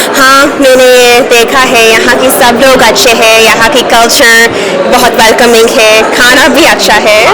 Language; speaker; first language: Hindi; early bilingual, heritage; Hindi